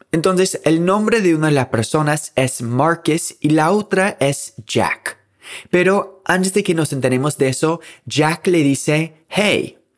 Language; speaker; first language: Spanish; native; Spanish